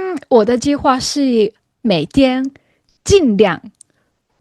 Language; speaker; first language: Chinese; non-native, fluent; Japanese